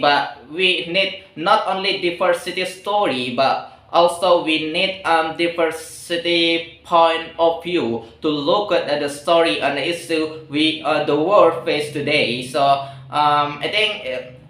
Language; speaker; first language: English; non-native, learner; Indonesian